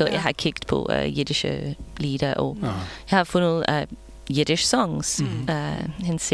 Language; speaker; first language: Danish; non-native, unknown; English